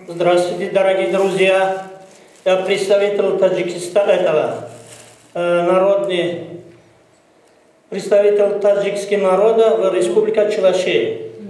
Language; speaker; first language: Russian; non-native, learner; Tajik